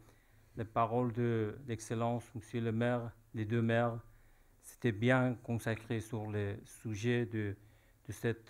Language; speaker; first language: French; non-native, fluent; Persian